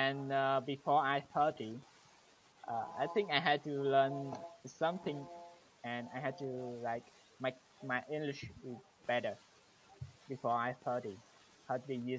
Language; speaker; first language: English; non-native, learner; Vietnamese